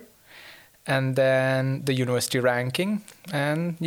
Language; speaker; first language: English; non-native, local second language; Malayalam